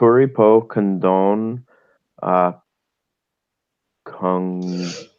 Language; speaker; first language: Albanian; non-native, learner; English